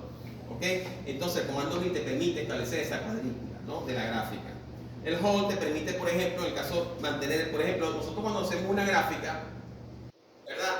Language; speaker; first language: Spanish; native; Spanish